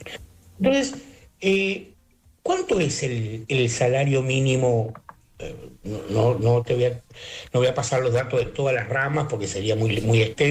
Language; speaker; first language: Spanish; native; Spanish